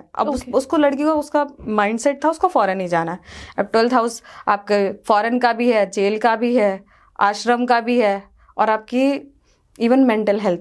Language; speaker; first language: Hindi; native; Hindi